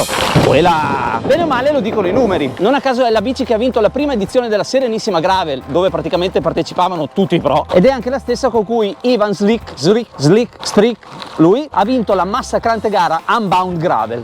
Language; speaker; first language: Italian; native; Italian